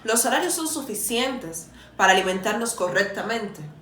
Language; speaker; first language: Spanish; native; Spanish